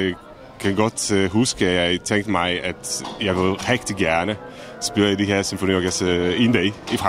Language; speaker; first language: Danish; non-native, fluent; Czech